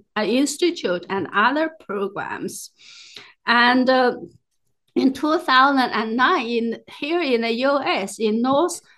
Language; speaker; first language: English; non-native, fluent; Chinese